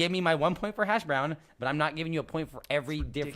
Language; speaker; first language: English; native; English